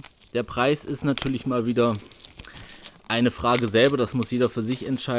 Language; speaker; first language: German; native; German